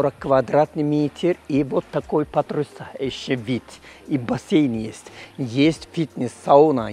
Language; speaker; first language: Russian; non-native, learner; Turkish